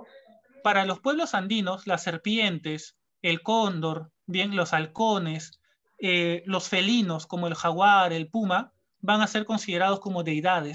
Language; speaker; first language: Spanish; native; Spanish